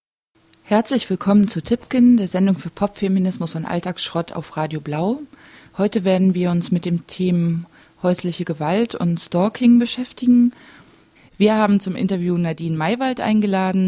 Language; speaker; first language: German; native; German